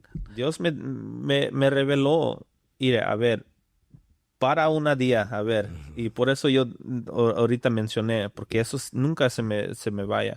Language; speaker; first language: Spanish; early bilingual, other home language; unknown